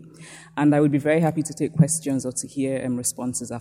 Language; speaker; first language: English; native; English